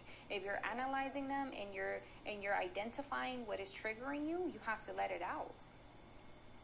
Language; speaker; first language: English; early bilingual, other home language; Spanish